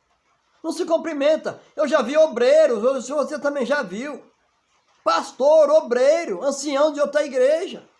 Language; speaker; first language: Portuguese; native; Portuguese